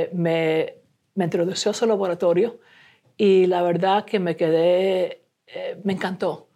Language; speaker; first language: Spanish; early bilingual, heritage; Spanish